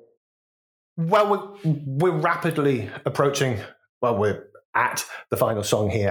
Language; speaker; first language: English; native; English